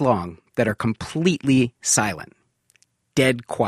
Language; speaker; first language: English; native; English